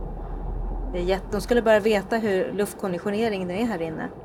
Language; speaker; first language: Swedish; native; Swedish